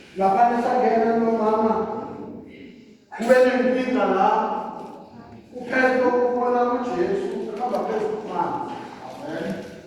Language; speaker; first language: Zulu; non-native, local second language; Swati